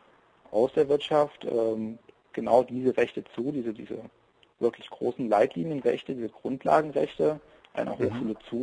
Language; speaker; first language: German; native; German